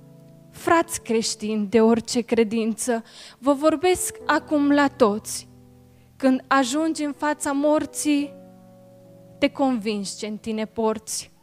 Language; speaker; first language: Romanian; native; Romanian